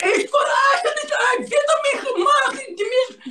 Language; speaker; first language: German; non-native, learner; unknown